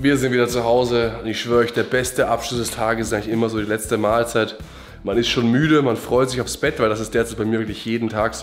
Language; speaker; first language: German; native; German